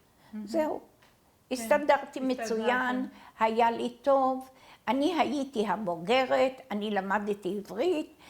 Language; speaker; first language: Hebrew; early bilingual, other home language; Arabic